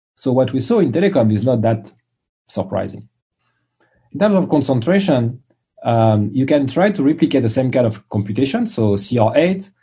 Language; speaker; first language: English; non-native, fluent; French